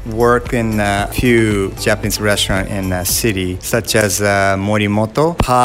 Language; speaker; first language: English; non-native, fluent; Japanese